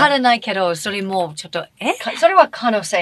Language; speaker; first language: Japanese; non-native, fluent; English